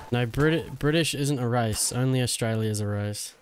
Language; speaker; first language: English; native; English